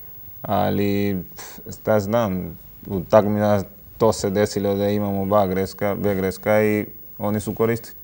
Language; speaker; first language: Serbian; non-native, learner; Spanish